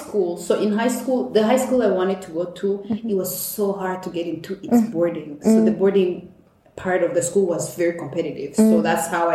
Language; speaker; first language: English; non-native, local second language; Kinyarwanda